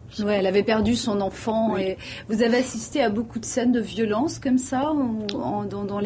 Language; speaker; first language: French; native; French